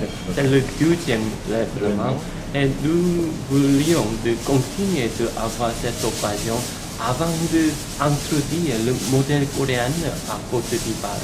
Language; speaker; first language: French; non-native, learner; Korean